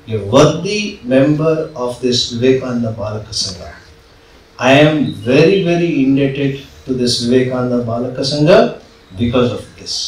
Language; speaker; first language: English; non-native, local second language; Kannada